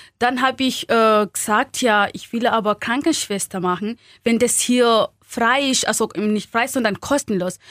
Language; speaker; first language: German; non-native, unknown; Swahili